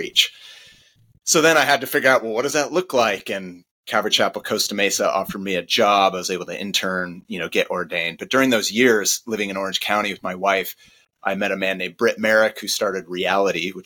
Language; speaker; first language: English; native; English